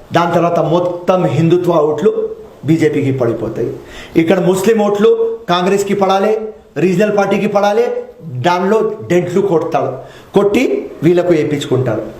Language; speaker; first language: Telugu; non-native, local second language; Urdu